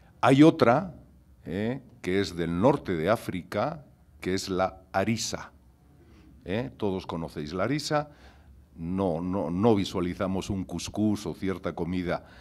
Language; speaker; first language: Spanish; native; Spanish